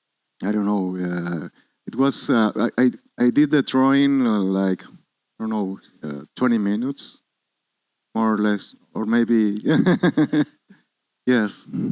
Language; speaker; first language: English; non-native, learner; Spanish